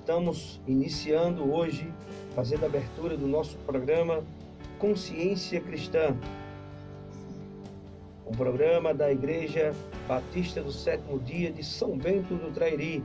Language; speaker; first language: Portuguese; native; Portuguese